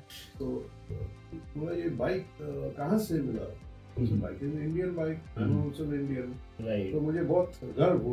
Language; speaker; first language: Hindi; non-native, local second language; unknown